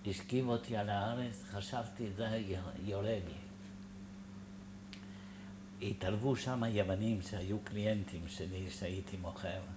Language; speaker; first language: Hebrew; non-native, fluent; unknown